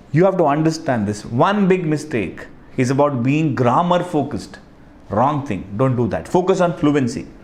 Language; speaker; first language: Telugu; non-native, local second language; Hindi